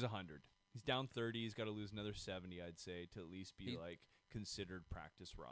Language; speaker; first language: English; native; English